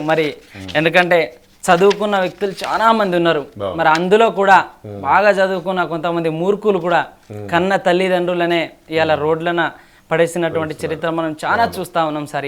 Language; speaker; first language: Telugu; non-native, local second language; Lambadi